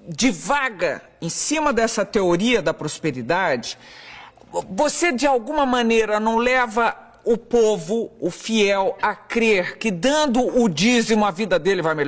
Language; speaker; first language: Portuguese; native; Portuguese